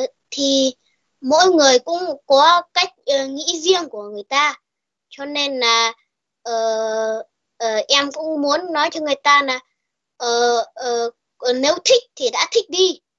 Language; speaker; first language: Vietnamese; early bilingual, heritage; Vietnamese